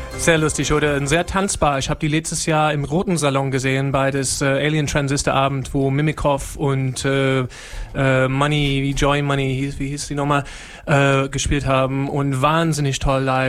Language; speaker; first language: German; non-native, fluent; English